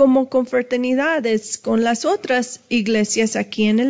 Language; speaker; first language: Spanish; early bilingual, heritage; Spanish